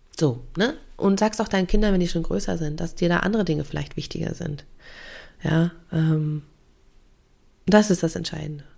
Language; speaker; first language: German; native; German